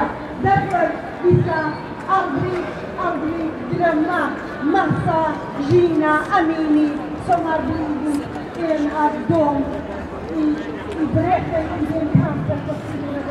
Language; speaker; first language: Swedish; non-native, fluent; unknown